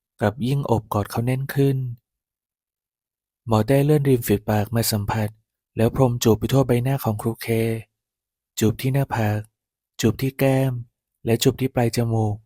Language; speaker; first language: Thai; native; Thai